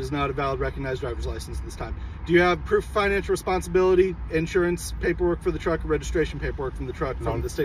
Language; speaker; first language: English; native; English